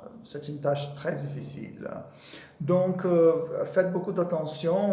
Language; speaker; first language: French; non-native, fluent; Portuguese